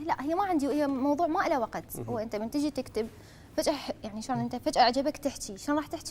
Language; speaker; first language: Arabic; native; Arabic